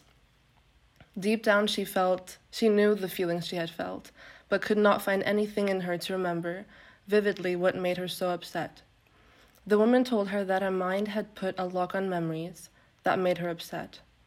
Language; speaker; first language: English; non-native, fluent; Turkish